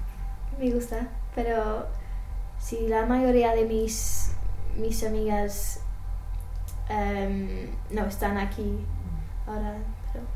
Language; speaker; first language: Spanish; non-native, learner; English